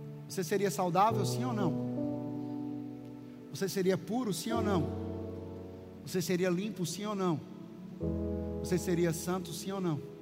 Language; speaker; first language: Portuguese; native; Portuguese